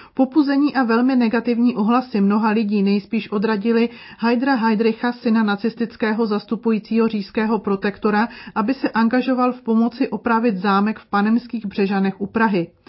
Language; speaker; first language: Czech; native; Czech